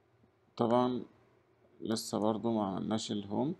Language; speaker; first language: Arabic; native; Arabic